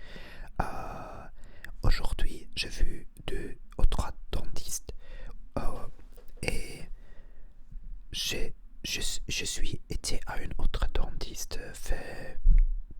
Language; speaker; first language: French; non-native, learner; Spanish